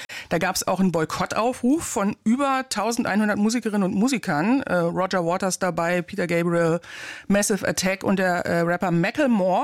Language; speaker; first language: German; native; German